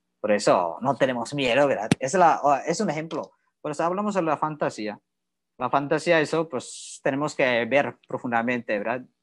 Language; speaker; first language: Spanish; non-native, learner; Indonesian